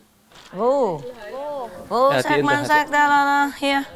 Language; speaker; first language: German; non-native, learner; Vietnamese